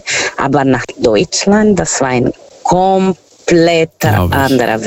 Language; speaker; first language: German; non-native, fluent; Portuguese